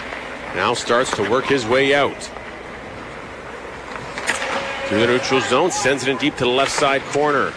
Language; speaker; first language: English; native; English